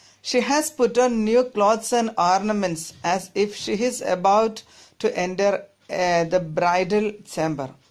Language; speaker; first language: English; non-native, local second language; Malayalam